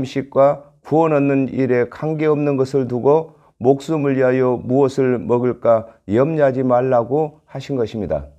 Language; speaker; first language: Korean; native; Korean